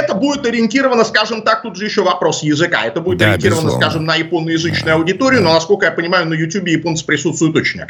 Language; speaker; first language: Russian; native; Russian